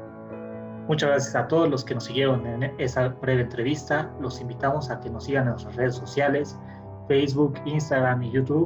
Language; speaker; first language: Spanish; native; Spanish